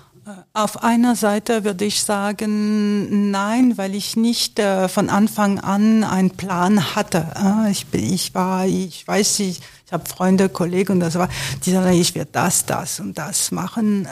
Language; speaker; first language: German; non-native, fluent; French